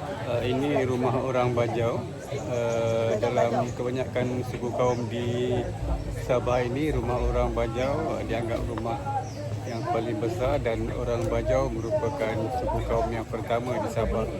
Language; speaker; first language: Malay; native; Malay